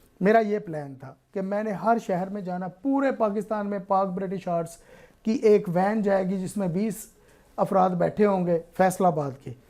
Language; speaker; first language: Urdu; non-native, local second language; Punjabi